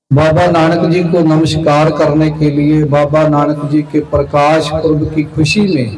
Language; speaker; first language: Urdu; non-native, local second language; Punjabi